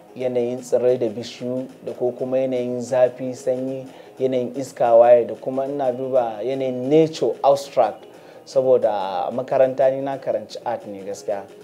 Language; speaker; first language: Hausa; non-native, local second language; Fula